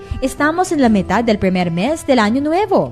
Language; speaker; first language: Spanish; non-native, fluent; Filipino